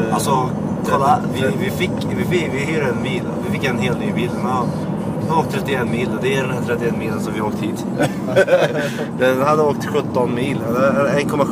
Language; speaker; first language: Swedish; native; Swedish